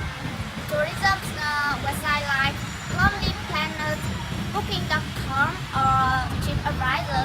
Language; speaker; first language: English; non-native, learner; Vietnamese